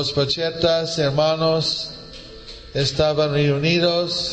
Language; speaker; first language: Spanish; non-native, learner; English